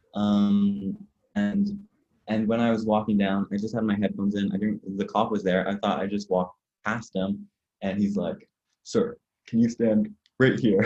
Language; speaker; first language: English; native; English